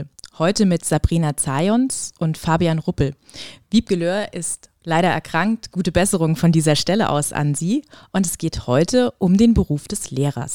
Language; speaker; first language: German; native; German